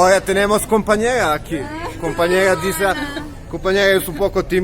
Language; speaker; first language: Spanish; non-native, learner; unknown